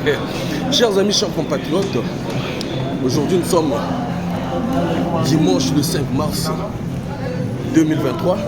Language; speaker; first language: French; non-native, local second language; Lingala